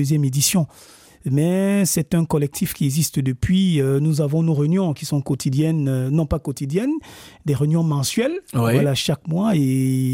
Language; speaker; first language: French; non-native, local second language; Basaa